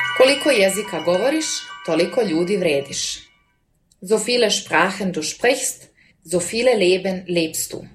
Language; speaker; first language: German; non-native, fluent; Serbian